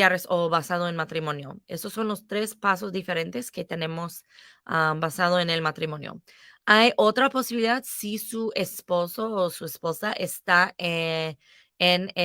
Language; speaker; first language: Spanish; non-native, fluent; English